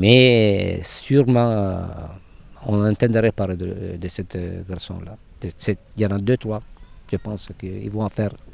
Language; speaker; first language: French; non-native, fluent; Italian